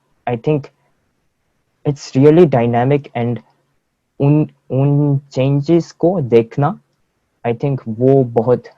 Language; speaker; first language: Hindi; non-native, fluent; Korean